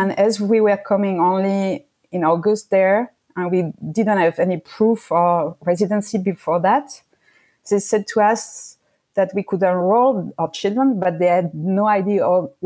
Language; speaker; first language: English; non-native, fluent; French